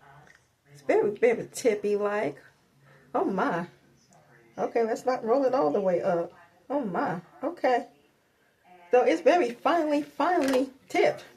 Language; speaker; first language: English; native; English